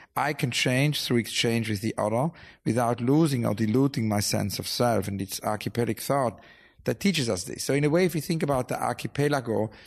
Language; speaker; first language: English; non-native, fluent; German